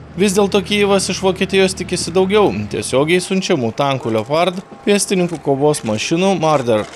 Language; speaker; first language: Lithuanian; native; Lithuanian